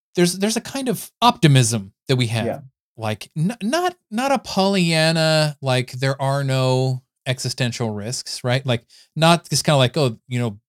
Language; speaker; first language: English; native; English